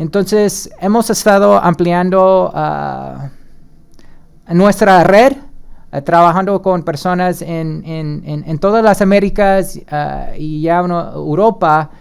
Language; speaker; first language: Spanish; early bilingual, heritage; Spanish